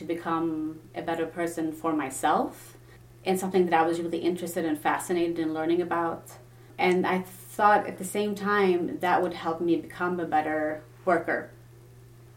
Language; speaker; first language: English; non-native, fluent; Swedish